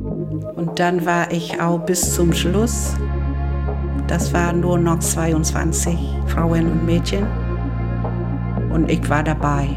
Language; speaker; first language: German; non-native, learner; Vietnamese